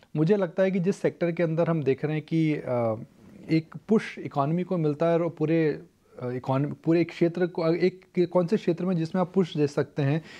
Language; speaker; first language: Hindi; native; Hindi